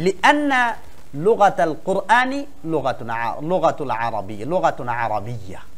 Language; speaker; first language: Arabic; non-native, fluent; Bangla